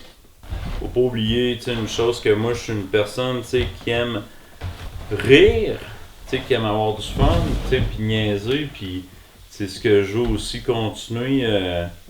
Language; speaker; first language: French; native; French